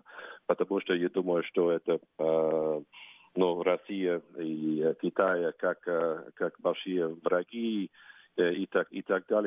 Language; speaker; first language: Russian; non-native, fluent; English